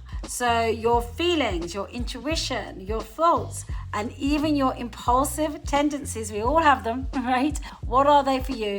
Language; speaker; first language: English; native; English